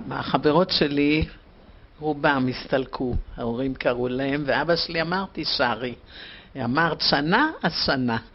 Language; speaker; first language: Hebrew; early bilingual, other home language; German